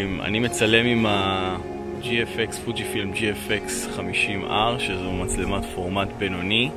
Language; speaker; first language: Hebrew; native; Hebrew